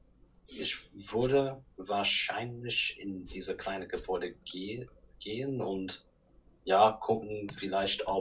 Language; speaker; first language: German; non-native, learner; English